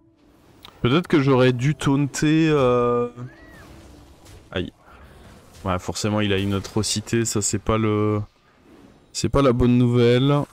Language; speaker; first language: French; native; French